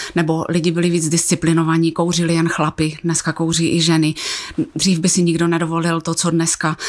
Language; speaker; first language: Czech; native; Czech